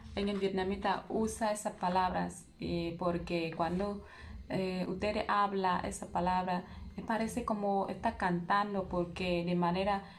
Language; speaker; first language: Spanish; non-native, learner; Vietnamese